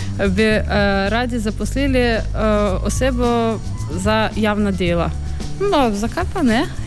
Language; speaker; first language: Slovenian; non-native, fluent; Ukrainian